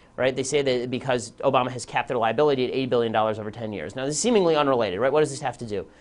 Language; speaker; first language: English; native; English